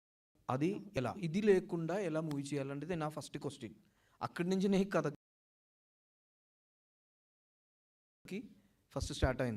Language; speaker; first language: Telugu; non-native, local second language; Malayalam